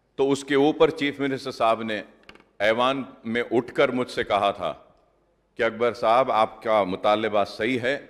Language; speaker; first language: Hindi; non-native, local second language; Urdu